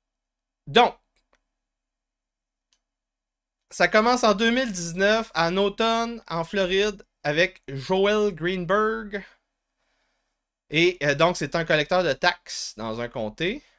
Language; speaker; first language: French; native; French